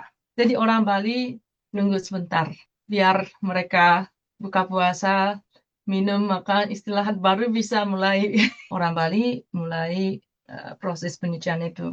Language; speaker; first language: Indonesian; non-native, fluent; Japanese